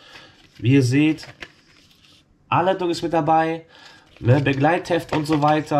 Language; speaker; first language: German; native; German